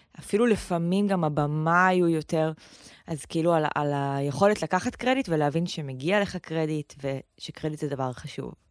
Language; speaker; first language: Hebrew; native; Hebrew